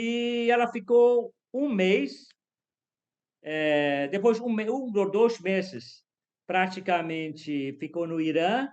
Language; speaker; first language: Portuguese; non-native, fluent; Persian